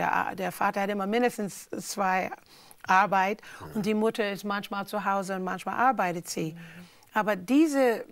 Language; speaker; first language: German; non-native, fluent; English